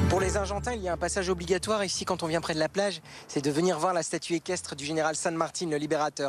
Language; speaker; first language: French; native; French